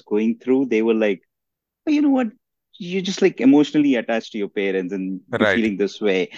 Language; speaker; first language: English; non-native, local second language; Tamil